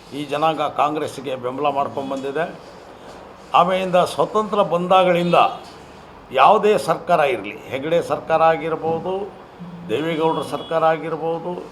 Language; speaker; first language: Kannada; non-native, local second language; Lambadi